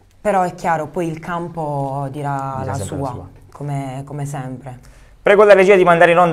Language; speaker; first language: Italian; native; Italian